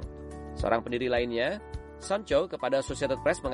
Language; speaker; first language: Indonesian; native; Indonesian